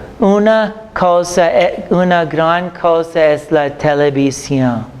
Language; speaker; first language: Spanish; non-native, fluent; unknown